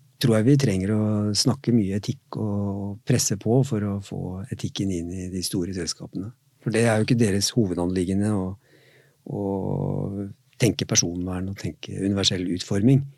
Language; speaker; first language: Norwegian; native; Norwegian